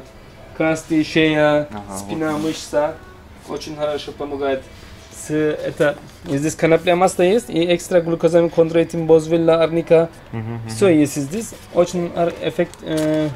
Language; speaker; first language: Russian; non-native, learner; Turkish